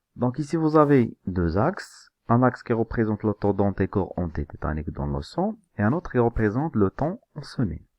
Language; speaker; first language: French; non-native, local second language; Arabic